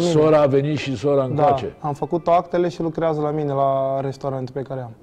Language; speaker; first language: Romanian; non-native, fluent; Portuguese